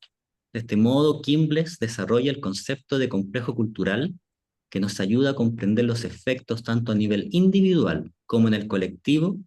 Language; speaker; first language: Spanish; native; Spanish